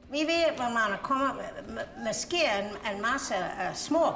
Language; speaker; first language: Danish; early bilingual, heritage; English